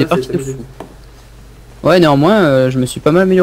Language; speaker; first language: French; native; French